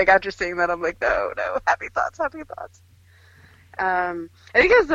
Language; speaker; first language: English; native; English